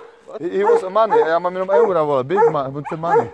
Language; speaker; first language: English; non-native, learner; Czech